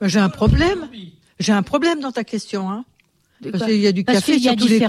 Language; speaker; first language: French; native; French